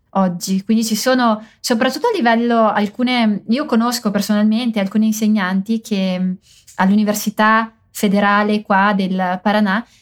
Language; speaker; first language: Italian; native; Italian